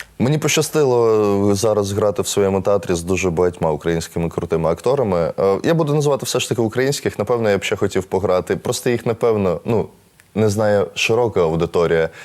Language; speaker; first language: Ukrainian; non-native, local second language; Russian